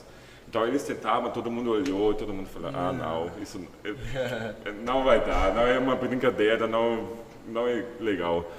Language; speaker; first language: Portuguese; non-native, fluent; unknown